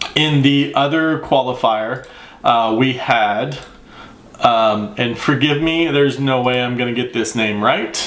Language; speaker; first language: English; native; English